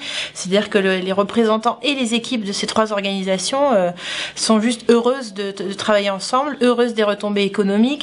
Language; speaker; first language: French; native; French